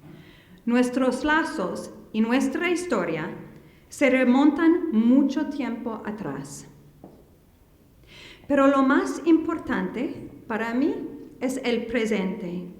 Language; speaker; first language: Spanish; non-native, fluent; English